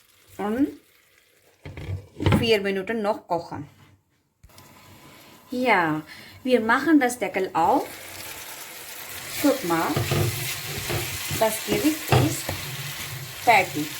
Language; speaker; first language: German; non-native, learner; Urdu